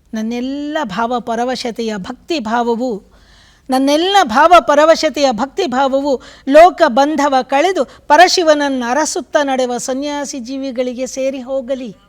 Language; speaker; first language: Kannada; native; Kannada